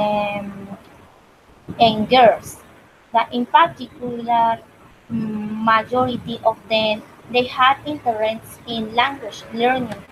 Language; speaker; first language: English; non-native, learner; Spanish